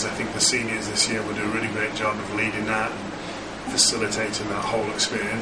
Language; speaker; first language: English; native; English